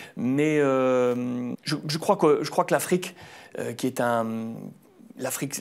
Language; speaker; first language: French; native; French